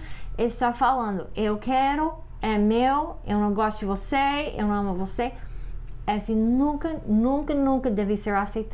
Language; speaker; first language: Portuguese; non-native, fluent; English